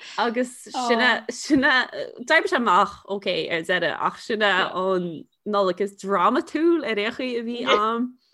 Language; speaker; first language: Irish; non-native, local second language; English